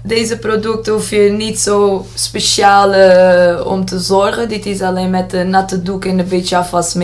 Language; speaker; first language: Dutch; non-native, learner; Portuguese